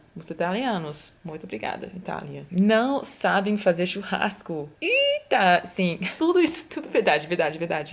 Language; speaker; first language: Portuguese; non-native, fluent; English